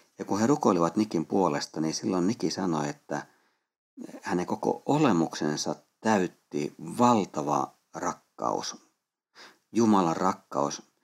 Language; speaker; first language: Finnish; native; Finnish